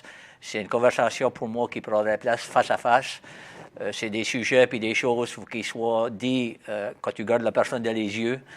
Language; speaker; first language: French; native; French